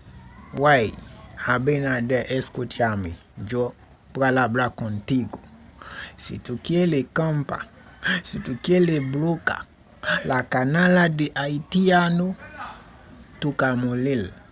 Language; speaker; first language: Spanish; non-native, learner; Haitian Creole